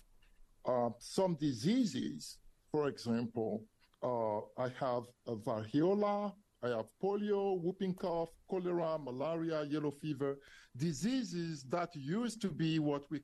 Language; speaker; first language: English; non-native, fluent; French